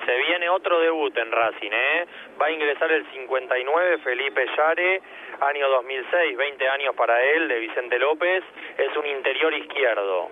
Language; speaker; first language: Spanish; native; Spanish